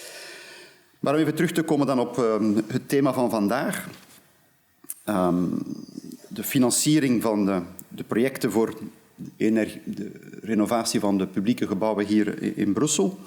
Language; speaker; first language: Dutch; non-native, local second language; French